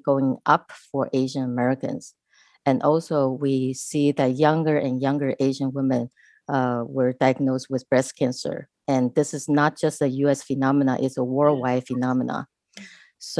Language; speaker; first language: English; non-native, fluent; Chinese